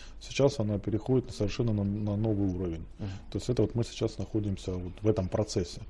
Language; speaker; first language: Russian; native; Russian